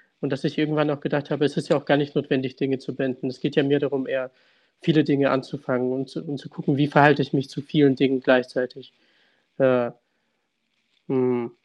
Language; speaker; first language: German; early bilingual, other home language; Russian